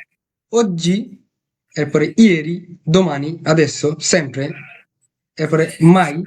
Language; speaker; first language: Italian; non-native, fluent; Bangla